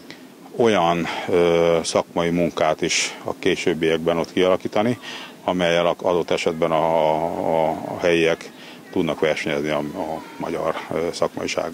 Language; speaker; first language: Hungarian; native; Hungarian